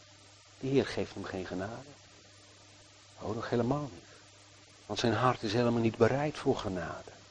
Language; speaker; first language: Dutch; native; Dutch